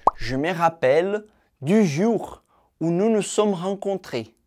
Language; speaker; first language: French; non-native, fluent; Portuguese